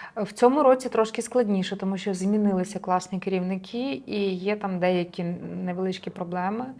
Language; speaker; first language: Ukrainian; native; Ukrainian